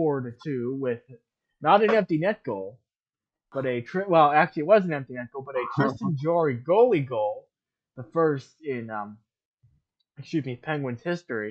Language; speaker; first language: English; native; English